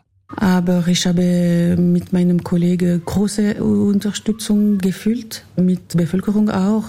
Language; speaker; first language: German; non-native, learner; French